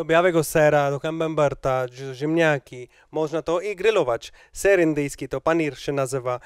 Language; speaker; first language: Polish; non-native, learner; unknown